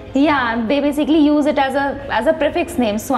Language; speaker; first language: English; non-native, local second language; Hindi